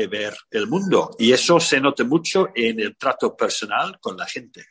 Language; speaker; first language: Spanish; non-native, fluent; English